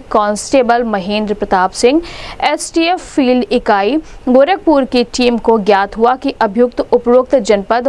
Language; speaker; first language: Hindi; native; Hindi